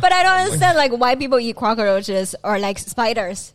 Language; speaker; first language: English; non-native, fluent; Chinese